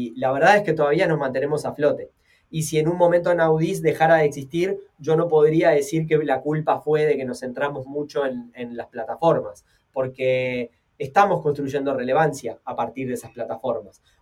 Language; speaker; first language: Spanish; native; Spanish